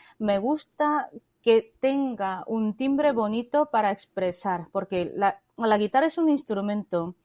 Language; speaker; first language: Spanish; non-native, fluent; Korean